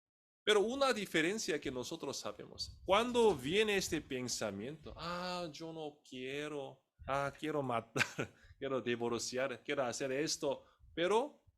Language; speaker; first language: Spanish; non-native, fluent; Korean